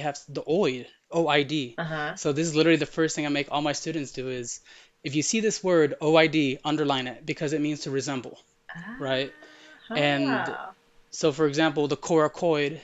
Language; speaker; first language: English; early bilingual, other home language; Arabic